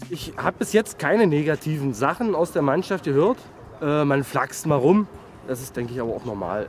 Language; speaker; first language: German; native; German